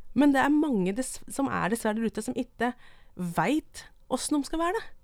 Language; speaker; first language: Norwegian; non-native, local second language; Vietnamese